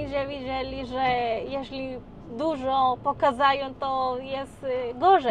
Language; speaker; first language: Polish; non-native, learner; Spanish